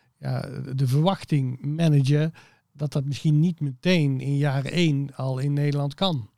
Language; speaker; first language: Dutch; native; Dutch